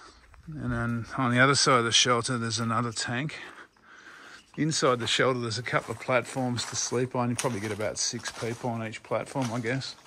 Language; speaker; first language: English; native; English